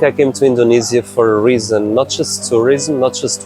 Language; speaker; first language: English; non-native, fluent; Portuguese